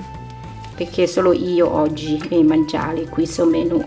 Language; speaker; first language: Italian; non-native, learner; Thai